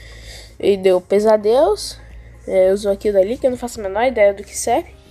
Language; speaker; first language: Portuguese; native; Portuguese